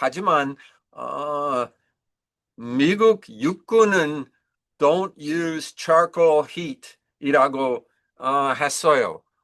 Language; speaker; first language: Korean; non-native, learner; English